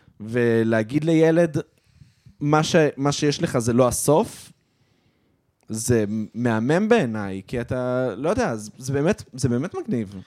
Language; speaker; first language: Hebrew; native; Hebrew